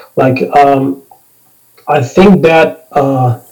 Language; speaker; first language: English; non-native, fluent; Spanish